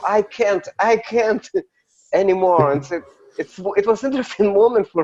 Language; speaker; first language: English; non-native, learner; Russian